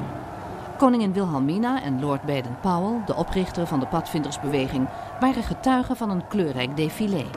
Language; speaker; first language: Dutch; native; Dutch